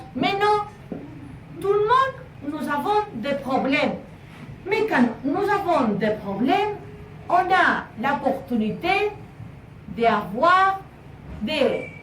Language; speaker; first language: French; non-native, learner; Spanish